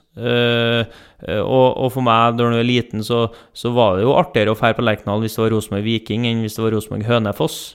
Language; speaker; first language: Norwegian; native; Norwegian